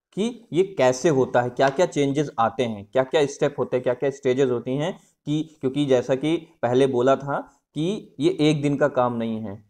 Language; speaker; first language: Hindi; native; Hindi